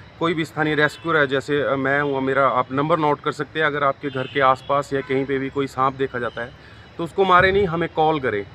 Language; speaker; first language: Hindi; native; Hindi